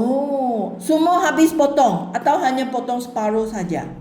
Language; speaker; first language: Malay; non-native, local second language; Chinese